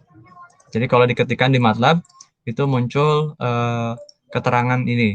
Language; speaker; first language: Indonesian; native; Indonesian